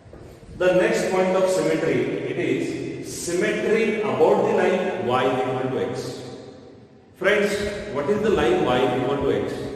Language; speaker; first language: English; non-native, local second language; Marathi